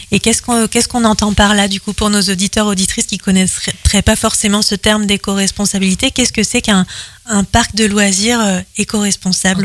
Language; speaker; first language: French; native; French